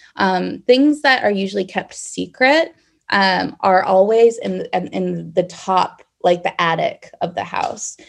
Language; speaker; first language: English; native; English